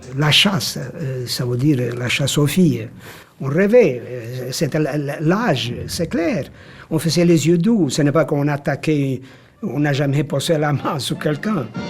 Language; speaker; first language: French; non-native, fluent; Italian